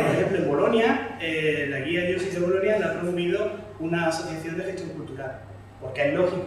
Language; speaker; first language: Spanish; native; Spanish